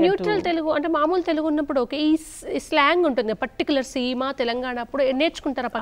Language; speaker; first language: Telugu; native; Telugu